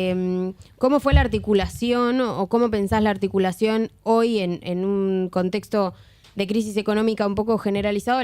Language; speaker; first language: Spanish; native; Spanish